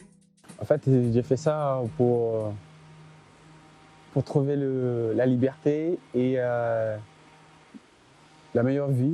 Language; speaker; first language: French; non-native, learner; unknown